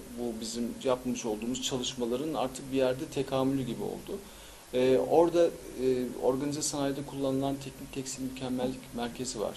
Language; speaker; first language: Turkish; early bilingual, heritage; Turkish